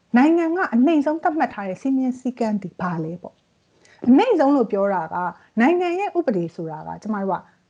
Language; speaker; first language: Burmese; native; Burmese